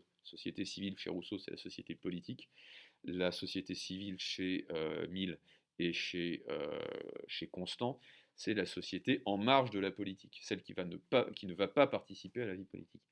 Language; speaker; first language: French; native; French